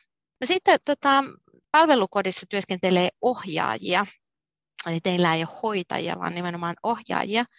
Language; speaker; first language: Finnish; native; Finnish